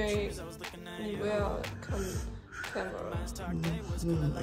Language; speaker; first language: Chinese; early bilingual, heritage; German